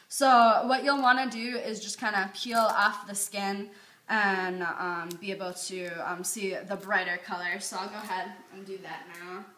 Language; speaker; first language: English; native; English